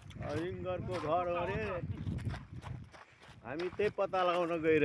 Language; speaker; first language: Nepali; non-native, local second language; Maithili